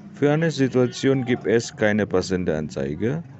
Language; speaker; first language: German; non-native, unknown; Indonesian